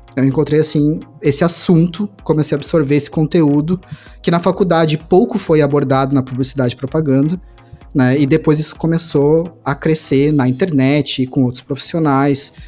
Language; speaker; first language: Portuguese; native; Portuguese